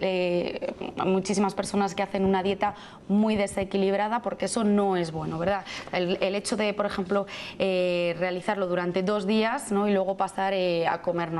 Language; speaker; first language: Spanish; native; Spanish